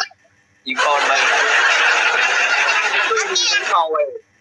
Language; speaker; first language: English; non-native, learner; Chinese